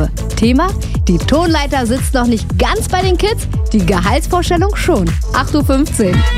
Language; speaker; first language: German; native; German